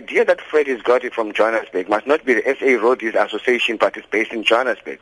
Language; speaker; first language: English; non-native, local second language; Xhosa